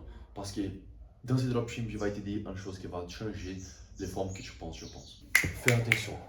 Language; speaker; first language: French; non-native, learner; Portuguese